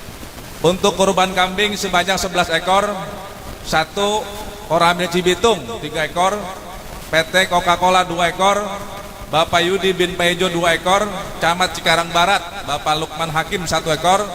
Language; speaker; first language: Indonesian; native; Indonesian